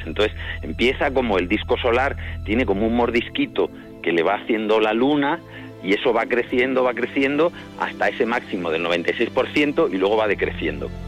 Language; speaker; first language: Spanish; native; Spanish